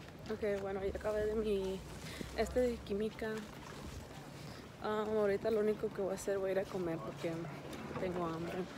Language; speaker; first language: Spanish; early bilingual, heritage; Spanish